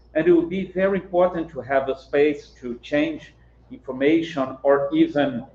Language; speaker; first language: English; non-native, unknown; Portuguese